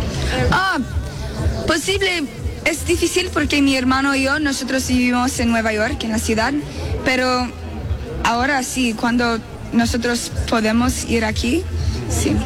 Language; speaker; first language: Spanish; non-native, learner; English